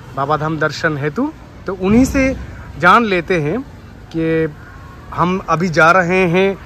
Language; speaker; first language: Hindi; non-native, local second language; Bangla